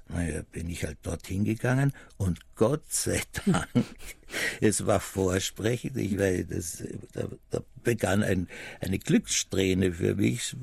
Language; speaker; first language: German; native; German